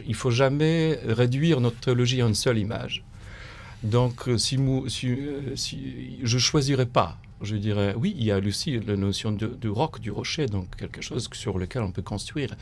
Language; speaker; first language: French; non-native, fluent; Polish